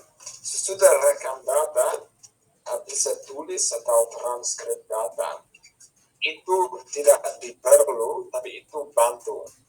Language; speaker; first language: Indonesian; non-native, fluent; English